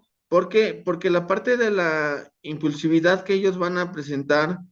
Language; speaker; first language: Spanish; native; Spanish